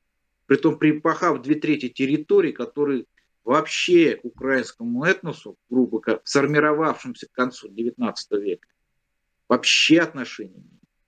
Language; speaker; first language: Russian; native; Russian